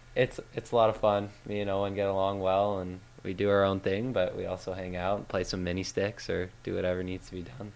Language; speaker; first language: English; native; English